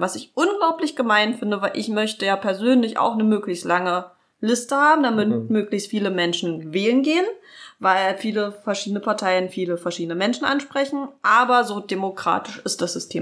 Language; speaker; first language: German; native; German